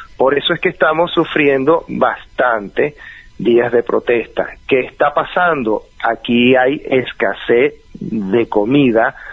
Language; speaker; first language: Spanish; native; Spanish